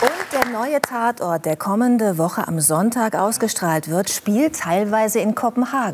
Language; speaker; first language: German; native; German